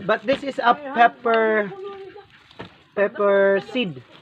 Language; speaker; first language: English; non-native, learner; Cebuano